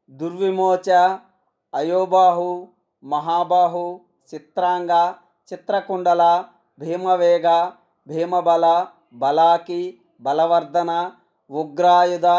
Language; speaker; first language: Telugu; native; Telugu